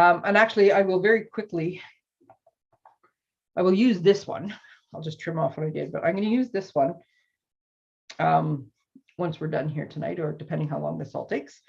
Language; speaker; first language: English; native; English